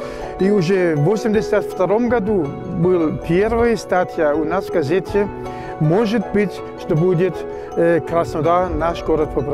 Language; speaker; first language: Russian; non-native, fluent; German